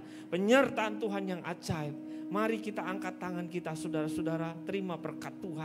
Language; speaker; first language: Indonesian; native; Indonesian